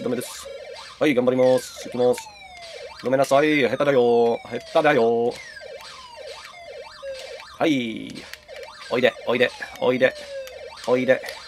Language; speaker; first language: Japanese; non-native, learner; Czech